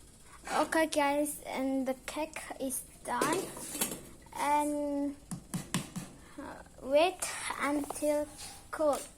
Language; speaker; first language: English; non-native, learner; Indonesian